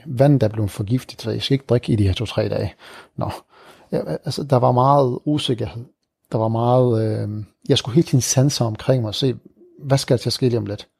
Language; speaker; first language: Danish; early bilingual, other home language; Arabic